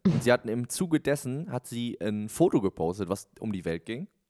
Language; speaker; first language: German; native; German